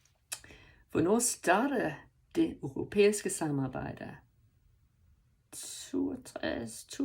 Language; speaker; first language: Danish; non-native, learner; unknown